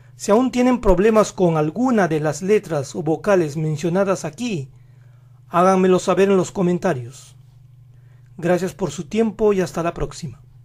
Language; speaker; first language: Spanish; native; Spanish